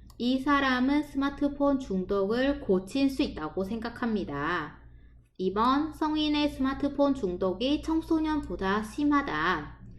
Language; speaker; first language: Korean; non-native, fluent; Vietnamese